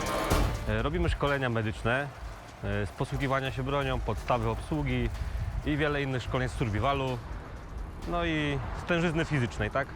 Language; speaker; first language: Polish; native; Polish